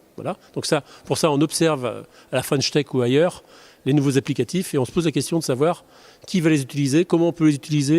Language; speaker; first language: French; native; French